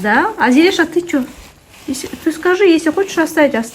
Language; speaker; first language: Russian; non-native, local second language; Kazakh